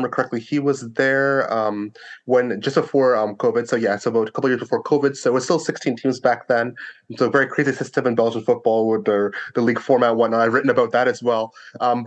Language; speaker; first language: English; native; English